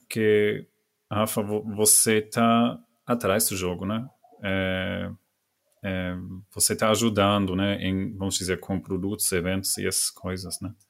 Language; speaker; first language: Portuguese; non-native, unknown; German